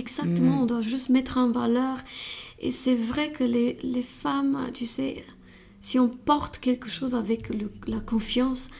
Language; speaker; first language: French; non-native, learner; Romanian